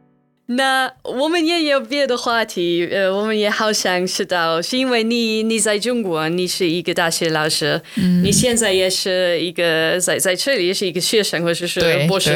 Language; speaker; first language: Chinese; non-native, fluent; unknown